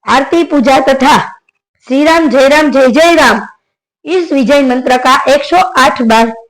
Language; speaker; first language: Hindi; non-native, local second language; Gujarati